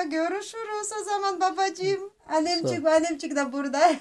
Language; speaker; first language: Turkish; non-native, learner; Russian